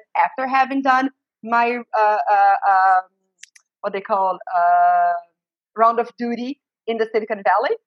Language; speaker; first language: English; non-native, fluent; Portuguese